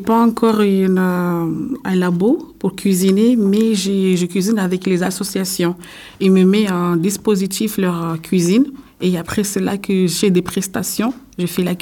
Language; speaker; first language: French; non-native, local second language; Comorian